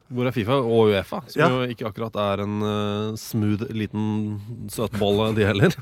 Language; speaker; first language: Norwegian; native; Norwegian